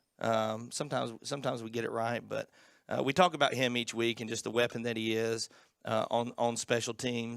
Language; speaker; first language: English; native; English